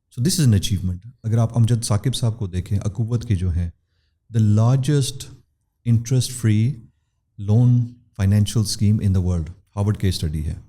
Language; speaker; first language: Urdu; non-native, local second language; Pahari-Potwari